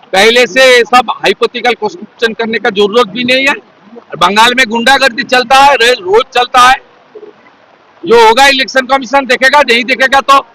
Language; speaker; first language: Hindi; non-native, local second language; Bangla